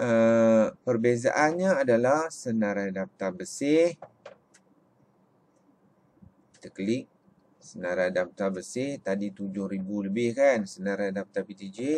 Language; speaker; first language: Malay; native; Malay